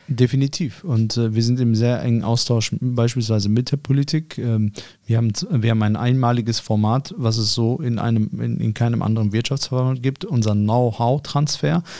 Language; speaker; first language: German; early bilingual, other home language; Arabic